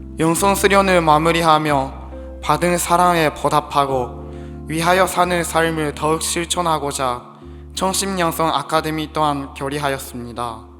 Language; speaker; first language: Korean; non-native, fluent; Japanese